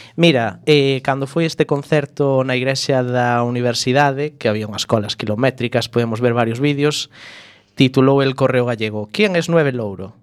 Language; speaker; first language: Galician; native; Galician